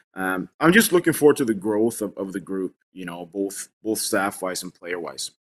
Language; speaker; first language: English; non-native, fluent; Swedish